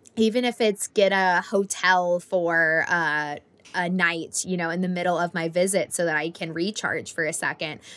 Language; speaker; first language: English; native; English